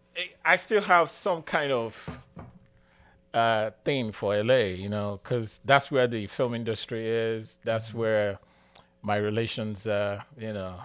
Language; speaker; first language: English; non-native, local second language; Igbo